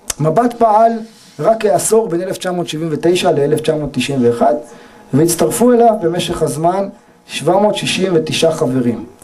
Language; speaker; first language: Hebrew; native; Hebrew